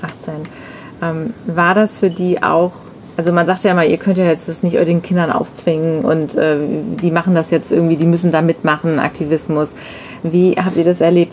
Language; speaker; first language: German; native; German